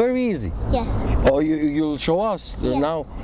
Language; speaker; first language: English; non-native, learner; Croatian